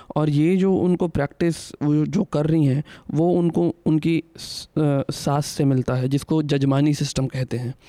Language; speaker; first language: Hindi; native; Hindi